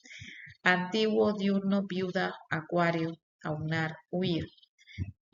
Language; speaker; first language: Spanish; native; Spanish